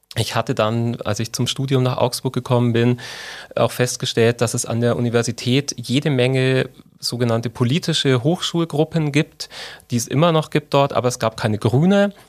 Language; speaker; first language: German; native; German